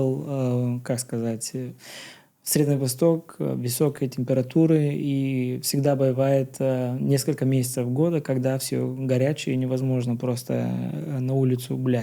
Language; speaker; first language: Russian; non-native, learner; Bulgarian